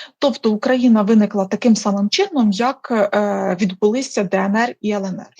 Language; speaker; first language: Ukrainian; native; Ukrainian